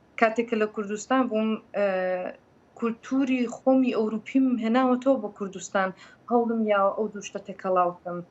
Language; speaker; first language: Central Kurdish; early bilingual, heritage; Central Kurdish